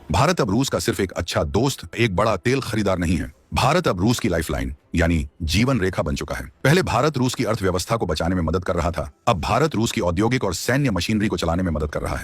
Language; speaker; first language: Hindi; native; Hindi